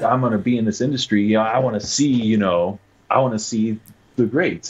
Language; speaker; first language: English; native; English